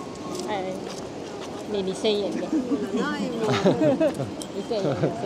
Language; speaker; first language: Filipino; non-native, learner; Japanese